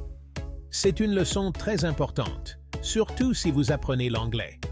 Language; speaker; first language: French; non-native, local second language; Haitian Creole